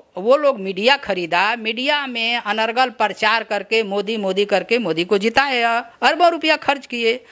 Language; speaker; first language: Hindi; native; Hindi